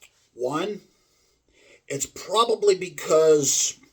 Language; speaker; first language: English; native; English